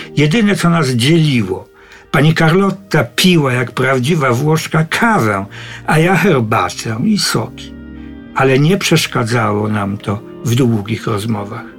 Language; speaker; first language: Polish; native; Polish